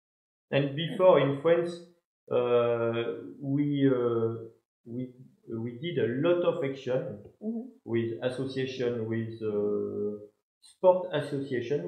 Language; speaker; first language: English; non-native, learner; French